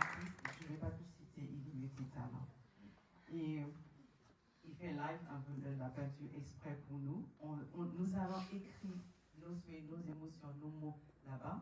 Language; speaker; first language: French; non-native, fluent; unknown